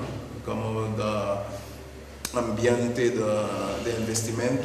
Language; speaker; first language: Portuguese; non-native, fluent; Spanish